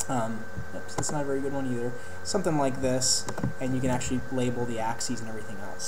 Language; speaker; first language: English; native; English